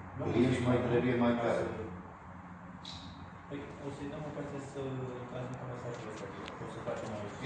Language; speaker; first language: Romanian; non-native, learner; Turkish